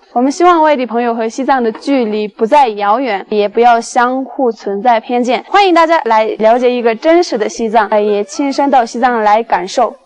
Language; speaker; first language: Chinese; non-native, local second language; Tibetan